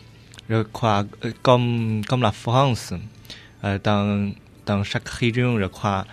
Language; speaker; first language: French; non-native, learner; Chinese